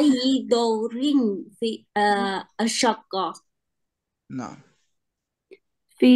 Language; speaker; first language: Arabic; non-native, learner; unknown